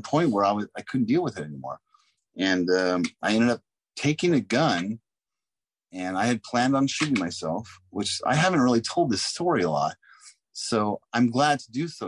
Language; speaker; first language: English; native; English